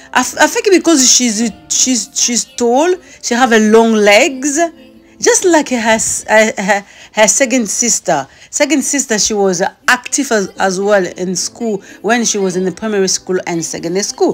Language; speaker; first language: English; non-native, fluent; Lingala